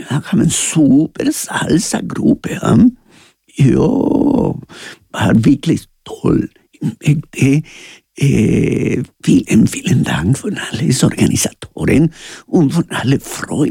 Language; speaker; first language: German; non-native, learner; Spanish